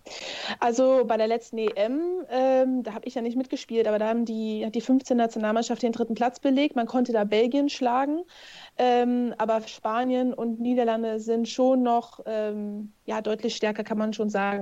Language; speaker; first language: German; native; German